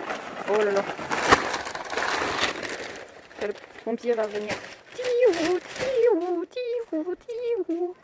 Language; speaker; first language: French; non-native, fluent; Chinese